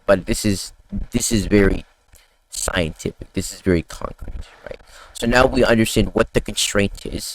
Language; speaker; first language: English; native; English